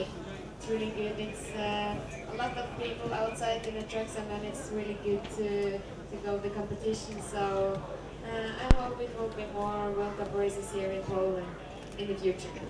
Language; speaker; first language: English; non-native, learner; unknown